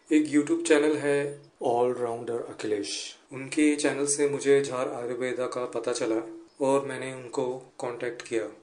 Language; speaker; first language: Hindi; non-native, local second language; Gujarati